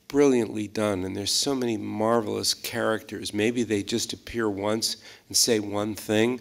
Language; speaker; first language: English; native; English